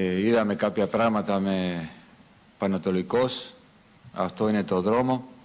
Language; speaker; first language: Greek; non-native, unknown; Spanish